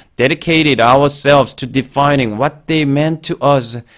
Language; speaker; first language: English; non-native, fluent; Korean